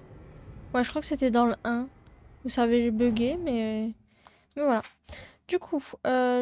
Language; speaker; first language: French; native; French